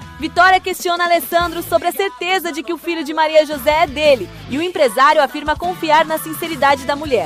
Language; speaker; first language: Portuguese; native; Portuguese